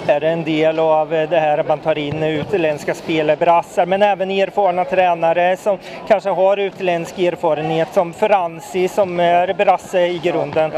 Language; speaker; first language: Swedish; native; Swedish